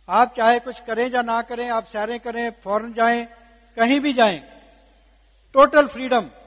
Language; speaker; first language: Hindi; non-native, local second language; Punjabi